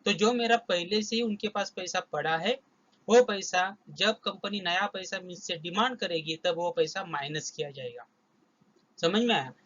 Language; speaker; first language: Hindi; non-native, local second language; Marathi